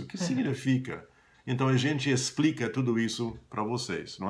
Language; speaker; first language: Portuguese; non-native, fluent; English